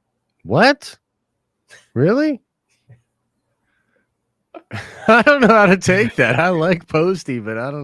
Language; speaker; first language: English; native; English